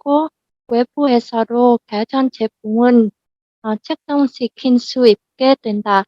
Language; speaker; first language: Korean; non-native, learner; Vietnamese